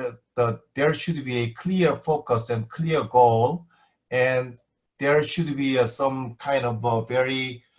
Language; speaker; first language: English; non-native, fluent; Korean